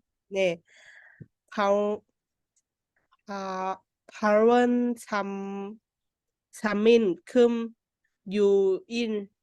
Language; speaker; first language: Korean; non-native, learner; Vietnamese